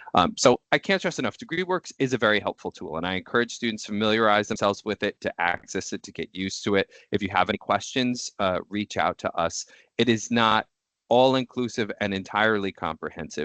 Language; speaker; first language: English; native; English